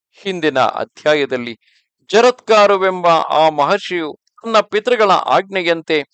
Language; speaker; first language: Kannada; native; Kannada